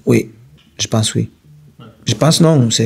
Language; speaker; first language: French; non-native, fluent; Portuguese